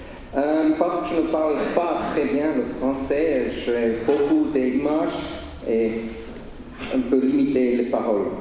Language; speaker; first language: French; non-native, local second language; Swiss German